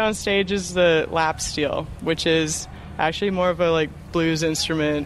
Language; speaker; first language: English; native; English